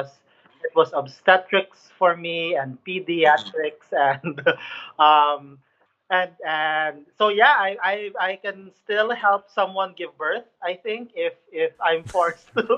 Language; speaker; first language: English; non-native, local second language; Cebuano